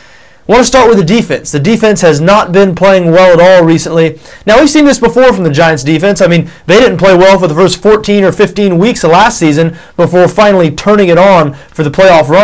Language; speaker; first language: English; native; English